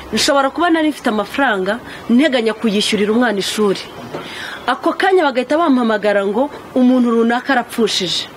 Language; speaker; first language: Kinyarwanda; native; Kinyarwanda